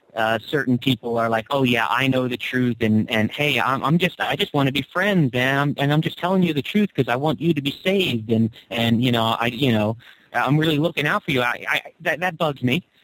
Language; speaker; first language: English; native; English